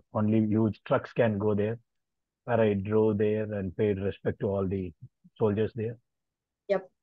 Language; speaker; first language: English; non-native, local second language; Tamil